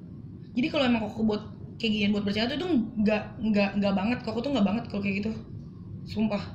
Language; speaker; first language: Indonesian; native; Indonesian